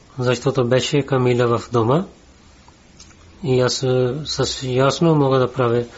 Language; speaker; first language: Bulgarian; non-native, learner; Urdu